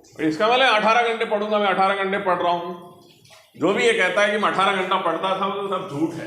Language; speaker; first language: Hindi; non-native, local second language; Telugu